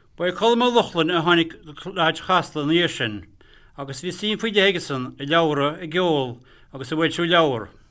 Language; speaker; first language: Irish; native; Irish